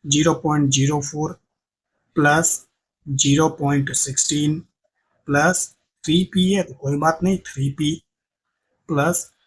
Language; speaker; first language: Hindi; non-native, local second language; Gujarati